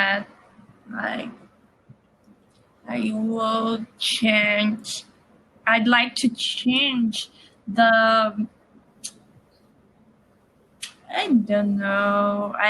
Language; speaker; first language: English; non-native, learner; Portuguese